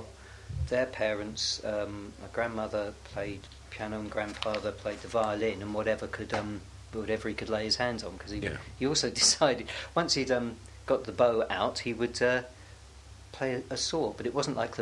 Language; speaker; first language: English; native; English